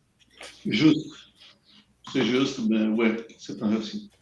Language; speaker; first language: French; non-native, learner; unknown